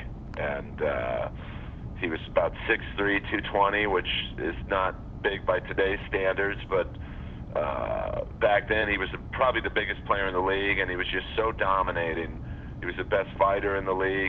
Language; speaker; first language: English; native; English